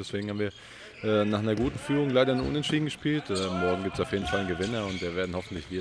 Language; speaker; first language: German; native; German